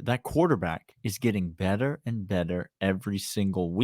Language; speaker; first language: English; native; English